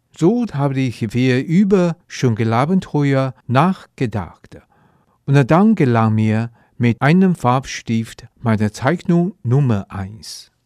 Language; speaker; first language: German; non-native, fluent; Chinese